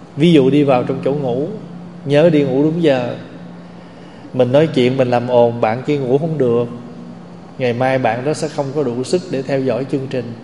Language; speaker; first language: Vietnamese; native; Vietnamese